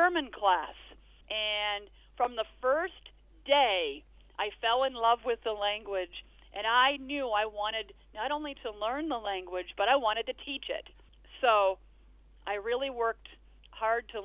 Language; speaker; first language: English; native; English